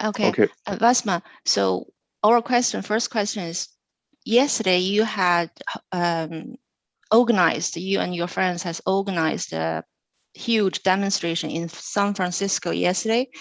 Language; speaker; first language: English; non-native, fluent; Chinese